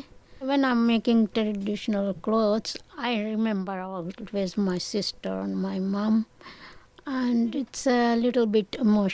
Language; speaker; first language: English; non-native, learner; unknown